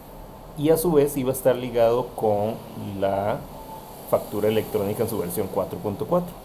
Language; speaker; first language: Spanish; native; Spanish